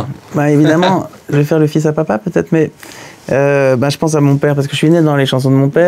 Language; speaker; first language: French; native; French